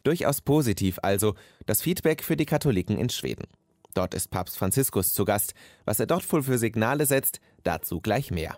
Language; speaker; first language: German; native; German